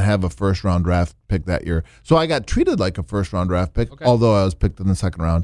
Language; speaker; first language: English; native; English